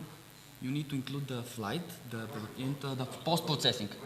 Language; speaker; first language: English; non-native, fluent; Bulgarian